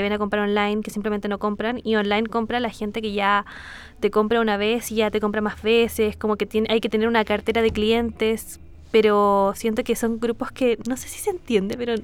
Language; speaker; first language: Spanish; native; Spanish